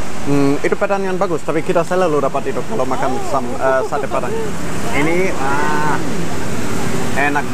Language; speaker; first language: Indonesian; non-native, fluent; German